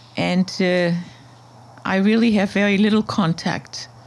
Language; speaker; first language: English; non-native, fluent; German